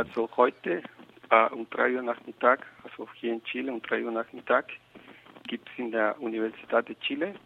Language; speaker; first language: German; non-native, learner; Spanish